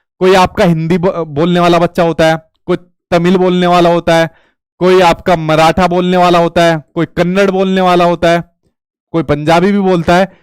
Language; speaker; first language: Hindi; native; Hindi